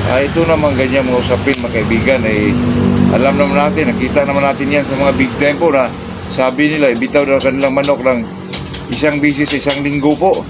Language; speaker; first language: Filipino; non-native, local second language; Cebuano